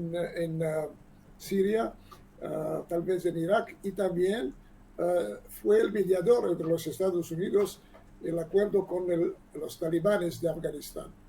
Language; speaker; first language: Spanish; non-native, learner; Hebrew